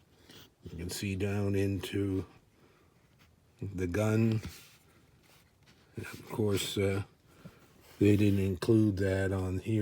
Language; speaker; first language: English; native; English